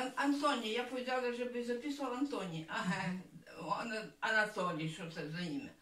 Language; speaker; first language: Polish; early bilingual, heritage; Polish